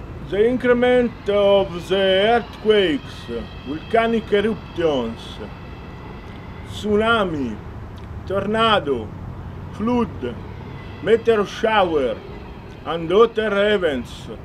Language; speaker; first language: English; non-native, learner; Italian